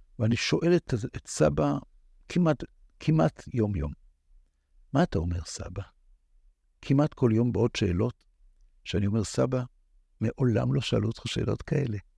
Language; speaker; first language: Hebrew; native; Hebrew